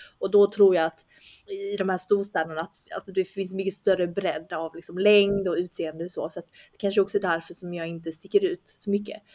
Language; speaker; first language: Swedish; early bilingual, other home language; Chinese